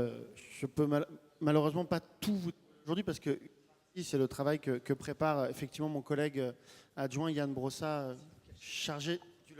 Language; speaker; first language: French; native; French